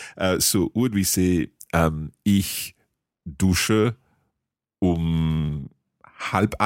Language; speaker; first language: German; non-native, learner; English